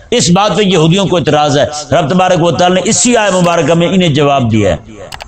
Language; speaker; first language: Urdu; non-native, local second language; Punjabi